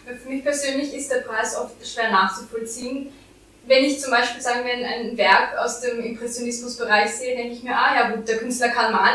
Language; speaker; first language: German; native; German